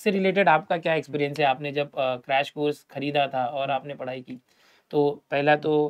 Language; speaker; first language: Hindi; non-native, local second language; Marathi